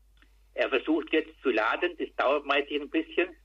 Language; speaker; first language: German; native; German